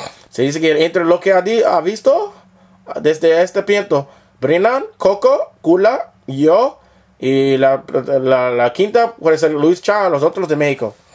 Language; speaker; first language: Spanish; non-native, learner; English